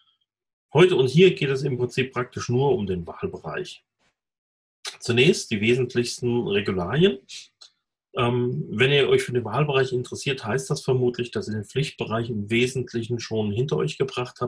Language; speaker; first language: German; native; German